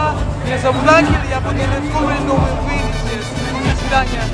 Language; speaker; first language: Russian; non-native, learner; Spanish